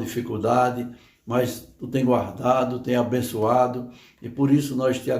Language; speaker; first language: Portuguese; native; Portuguese